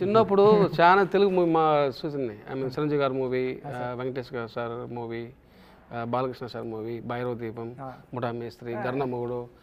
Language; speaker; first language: Telugu; non-native, local second language; Tamil